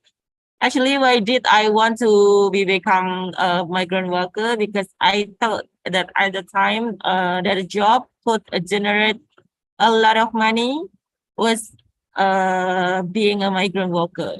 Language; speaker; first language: English; non-native, learner; Indonesian